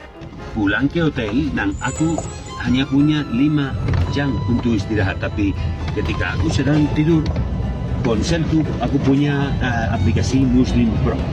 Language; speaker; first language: Indonesian; non-native, learner; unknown